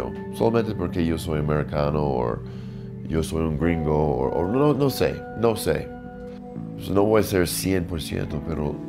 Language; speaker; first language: Spanish; non-native, learner; English